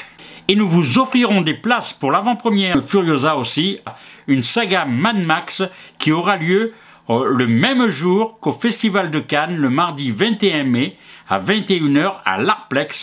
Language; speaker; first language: French; native; French